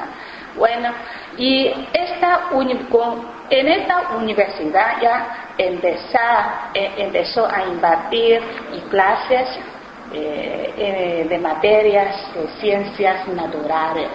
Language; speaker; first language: Spanish; non-native, fluent; Chinese